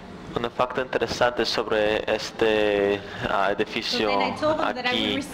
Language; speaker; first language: Spanish; non-native, learner; Russian